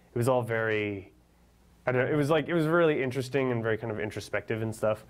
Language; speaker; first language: English; native; English